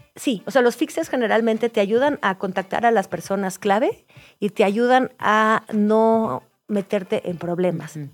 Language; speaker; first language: Spanish; native; Spanish